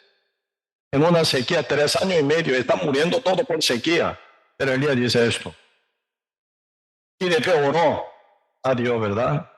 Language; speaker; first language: Spanish; non-native, learner; Korean